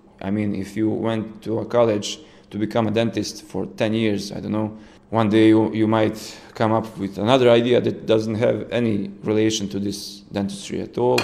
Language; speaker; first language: English; non-native, fluent; Serbian